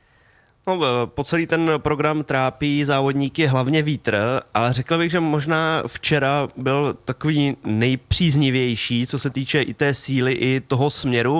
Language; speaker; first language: Czech; native; Czech